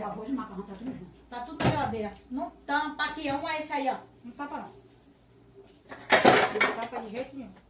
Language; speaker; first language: Portuguese; native; Portuguese